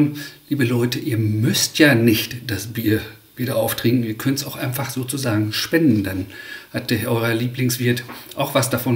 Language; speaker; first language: German; native; German